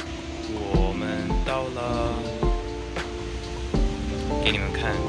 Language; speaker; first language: Chinese; non-native, fluent; English